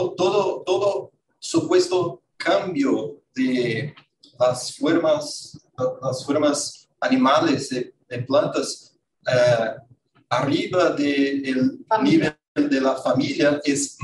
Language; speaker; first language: Spanish; non-native, fluent; Portuguese